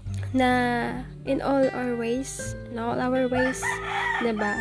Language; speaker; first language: English; non-native, local second language; Filipino